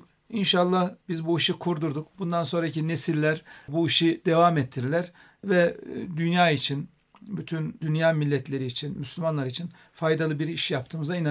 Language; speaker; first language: Turkish; native; Turkish